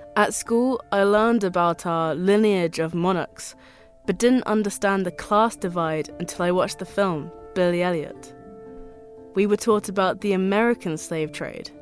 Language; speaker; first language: English; native; English